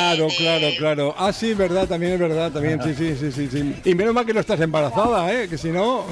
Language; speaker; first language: Spanish; native; Spanish